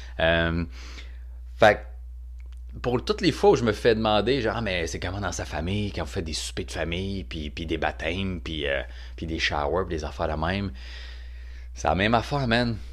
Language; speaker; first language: French; native; French